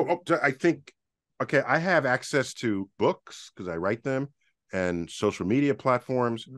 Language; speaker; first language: English; native; English